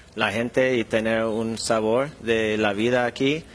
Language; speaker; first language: Spanish; non-native, fluent; English